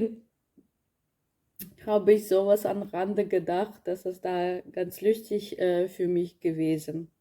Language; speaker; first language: German; non-native, learner; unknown